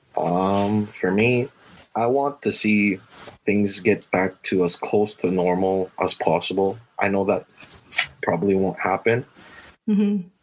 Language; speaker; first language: English; early bilingual, other home language; Filipino